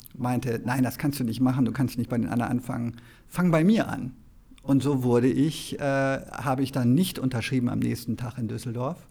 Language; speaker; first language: German; native; German